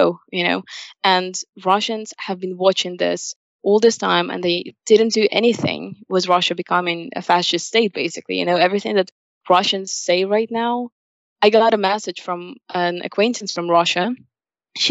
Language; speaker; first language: English; non-native, fluent; Russian